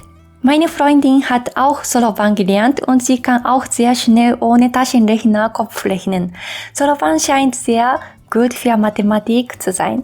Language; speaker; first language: German; non-native, fluent; Japanese